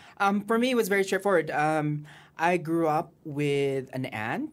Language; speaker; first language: English; native; English